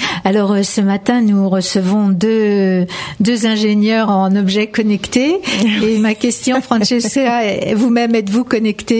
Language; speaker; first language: French; native; French